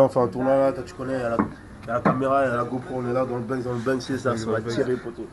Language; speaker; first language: French; native; French